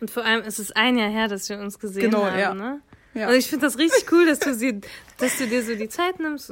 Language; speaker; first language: German; early bilingual, other home language; Kurdish